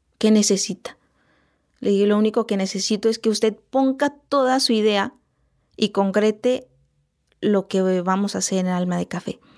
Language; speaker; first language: Spanish; non-native, local second language; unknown